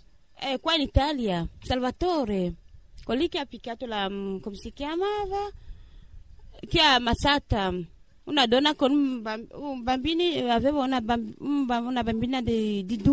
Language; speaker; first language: Italian; non-native, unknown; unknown